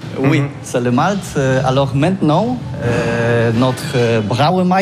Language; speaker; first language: French; non-native, learner; Polish